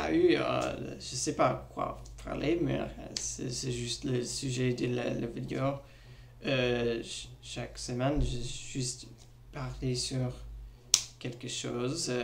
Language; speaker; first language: French; non-native, learner; English